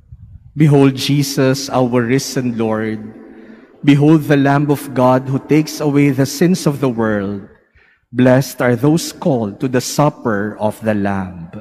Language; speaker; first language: English; non-native, local second language; Filipino